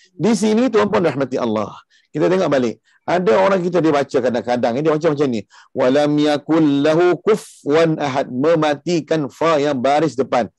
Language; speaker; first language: Malay; early bilingual, heritage; Malay